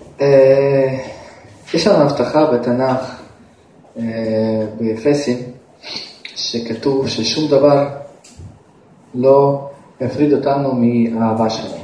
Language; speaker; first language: Hebrew; non-native, fluent; Russian